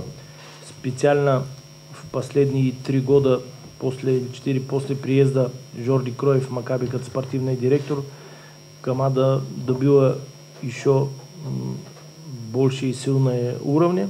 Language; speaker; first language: Russian; non-native, learner; Bulgarian